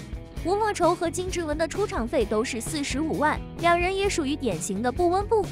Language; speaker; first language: Chinese; native; Chinese